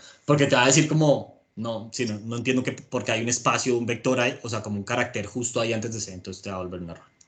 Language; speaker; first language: Spanish; native; Spanish